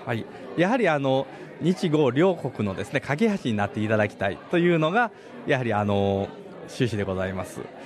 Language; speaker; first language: Japanese; native; Japanese